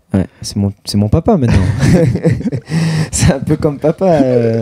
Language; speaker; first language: French; native; French